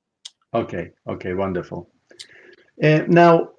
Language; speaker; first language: English; non-native, fluent; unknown